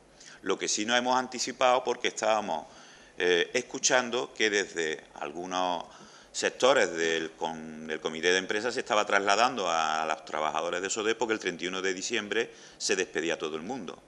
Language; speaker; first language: Spanish; native; Spanish